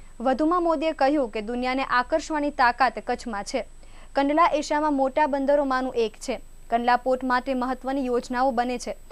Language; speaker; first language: Gujarati; native; Gujarati